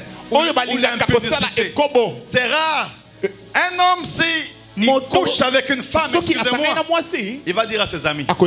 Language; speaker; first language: French; non-native, local second language; Lingala